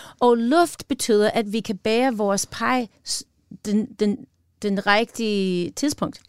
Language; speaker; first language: Danish; non-native, learner; English